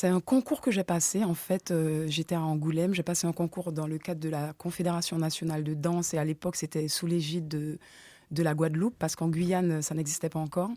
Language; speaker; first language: French; native; French